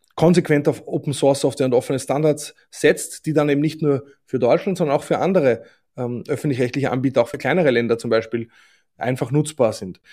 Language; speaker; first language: German; native; German